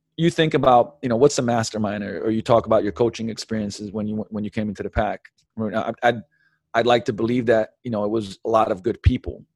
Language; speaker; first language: English; early bilingual, other home language; Slovenian